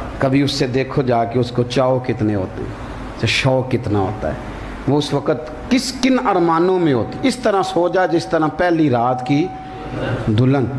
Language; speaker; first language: Urdu; non-native, local second language; Punjabi